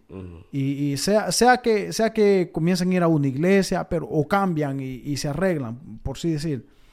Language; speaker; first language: Spanish; native; Spanish